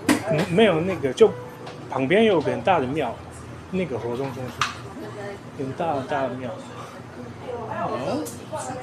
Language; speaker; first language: Chinese; non-native, fluent; Dutch